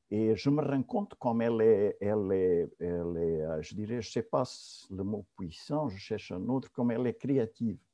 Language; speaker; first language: French; non-native, fluent; Portuguese